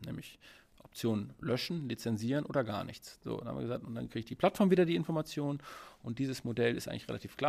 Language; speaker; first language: German; native; German